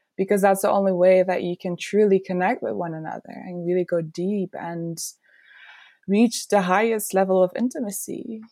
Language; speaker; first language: English; non-native, fluent; Dutch